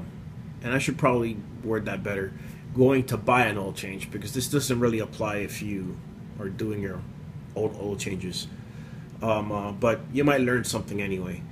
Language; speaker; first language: English; native; English